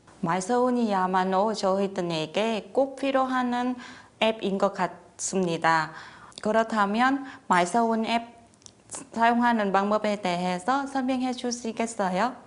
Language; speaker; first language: Korean; non-native, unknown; Vietnamese